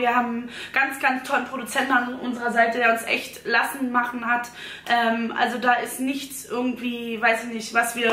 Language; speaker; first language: German; native; German